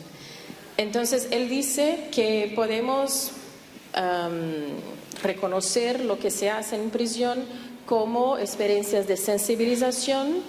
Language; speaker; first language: Spanish; non-native, fluent; Portuguese